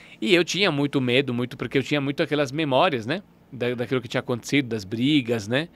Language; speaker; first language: Portuguese; non-native, fluent; Italian